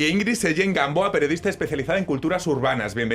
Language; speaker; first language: Spanish; native; Spanish